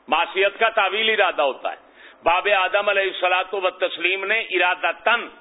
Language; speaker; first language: Urdu; native; Urdu